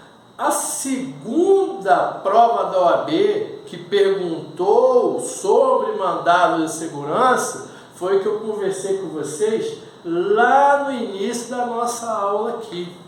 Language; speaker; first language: Portuguese; native; Portuguese